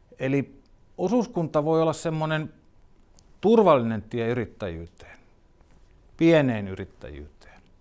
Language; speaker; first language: Finnish; native; Finnish